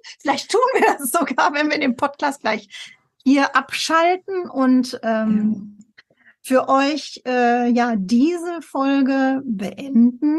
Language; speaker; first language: German; native; German